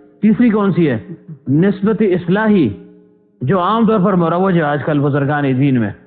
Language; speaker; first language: Urdu; non-native, local second language; Pashto